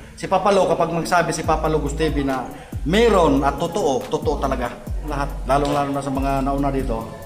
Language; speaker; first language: Filipino; non-native, local second language; Waray